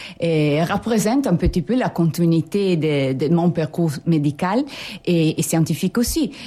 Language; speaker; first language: French; non-native, fluent; Italian